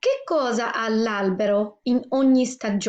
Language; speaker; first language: Italian; non-native, fluent; English